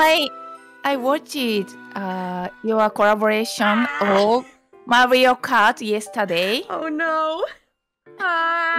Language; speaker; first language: English; non-native, learner; Japanese